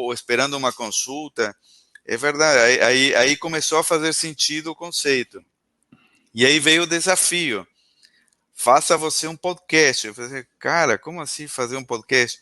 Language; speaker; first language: Portuguese; non-native, fluent; Spanish